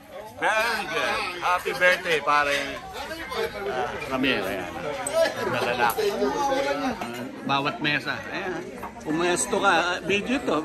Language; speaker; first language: Filipino; native; Filipino